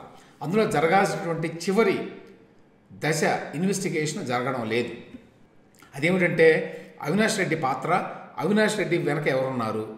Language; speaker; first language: Telugu; native; Telugu